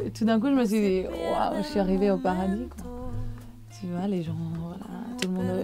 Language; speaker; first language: French; non-native, fluent; Spanish